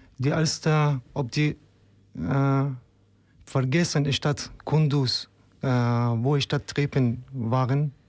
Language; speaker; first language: German; non-native, learner; Persian